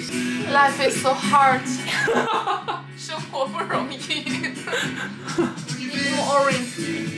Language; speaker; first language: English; non-native, learner; Chinese